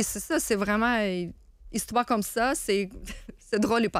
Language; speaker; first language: French; non-native, learner; Ukrainian